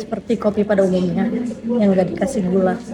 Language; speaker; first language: Indonesian; native; Indonesian